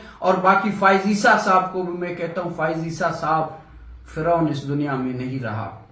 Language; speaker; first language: Urdu; non-native, local second language; Baluchi